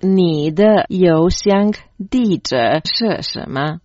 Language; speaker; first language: Chinese; non-native, learner; Croatian